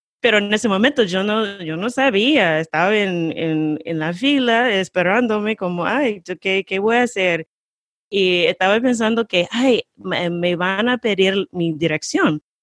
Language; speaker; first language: Spanish; non-native, fluent; English